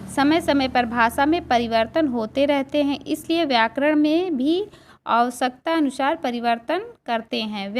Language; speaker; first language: Hindi; native; Hindi